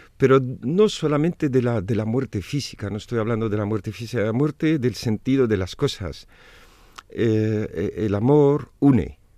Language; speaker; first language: Spanish; non-native, fluent; Arabic